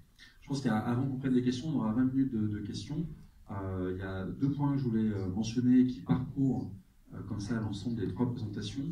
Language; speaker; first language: French; native; French